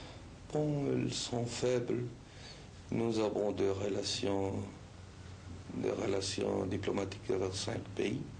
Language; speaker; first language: French; non-native, fluent; Spanish